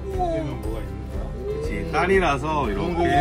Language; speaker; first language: Korean; native; Korean